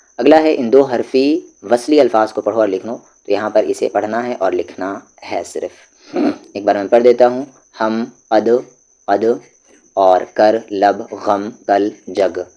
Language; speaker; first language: Urdu; native; Urdu